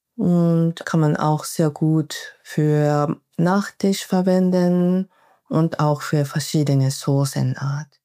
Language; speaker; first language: German; non-native, learner; Japanese